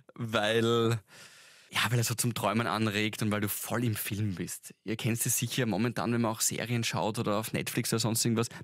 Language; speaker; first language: German; native; German